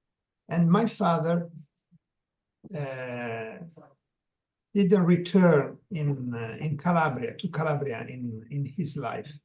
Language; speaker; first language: English; non-native, learner; Italian